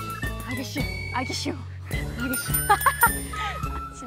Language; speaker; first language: Korean; non-native, fluent; Japanese